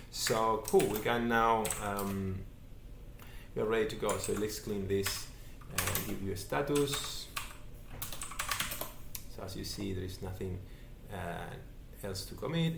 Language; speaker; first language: English; non-native, fluent; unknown